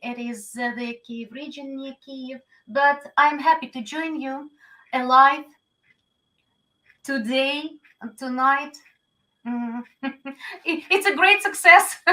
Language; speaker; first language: English; non-native, learner; Ukrainian